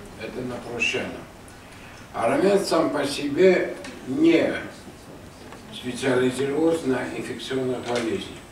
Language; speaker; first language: Russian; non-native, local second language; Armenian